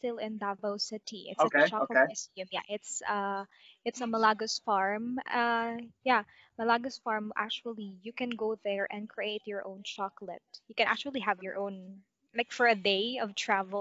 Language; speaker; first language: English; non-native, local second language; Cebuano